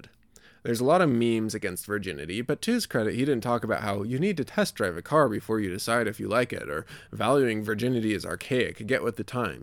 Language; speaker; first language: English; native; English